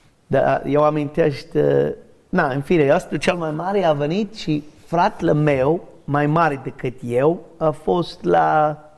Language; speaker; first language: Romanian; non-native, fluent; English